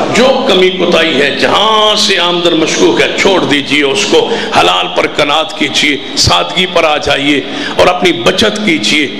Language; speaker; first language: Urdu; non-native, local second language; Punjabi